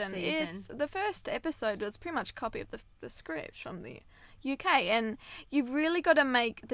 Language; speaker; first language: English; native; English